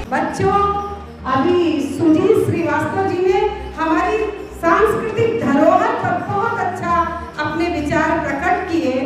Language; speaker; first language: Hindi; native; Hindi